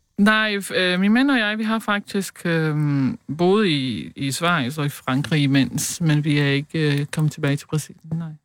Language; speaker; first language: Danish; non-native, fluent; Portuguese